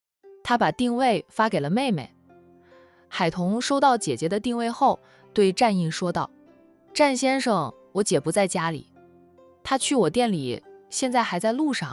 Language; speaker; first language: Chinese; native; Chinese